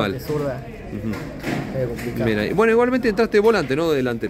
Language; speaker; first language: Spanish; native; Spanish